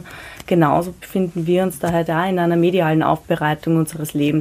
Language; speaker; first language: German; native; German